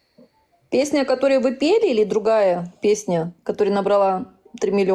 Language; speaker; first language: Russian; native; Russian